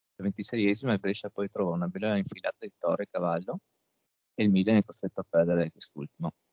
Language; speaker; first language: Italian; native; Italian